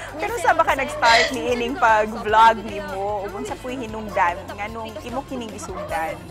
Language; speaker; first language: Cebuano; native; Cebuano